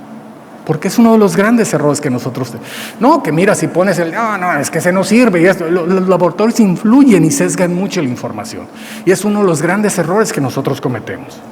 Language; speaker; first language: Spanish; native; Spanish